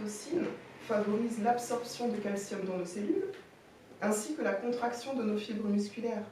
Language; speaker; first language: French; native; French